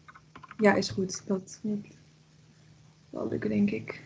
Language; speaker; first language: Dutch; native; Dutch